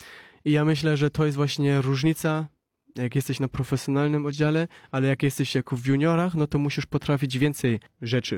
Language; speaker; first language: Polish; early bilingual, heritage; Polish